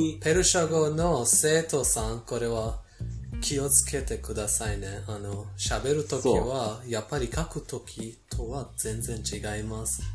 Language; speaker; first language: Japanese; non-native, fluent; Persian